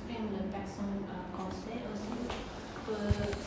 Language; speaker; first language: French; non-native, learner; Khmer